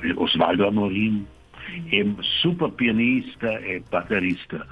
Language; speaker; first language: Portuguese; non-native, learner; German